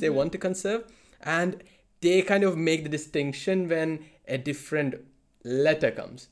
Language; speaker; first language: English; non-native, local second language; Malayalam